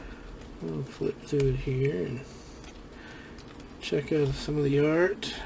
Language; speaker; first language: English; native; English